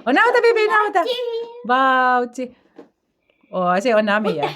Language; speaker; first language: Finnish; non-native, learner; Filipino